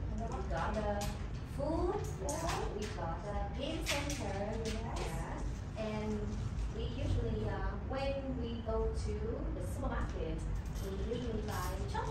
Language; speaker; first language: English; non-native, learner; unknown